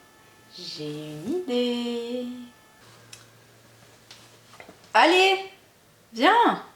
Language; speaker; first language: French; native; French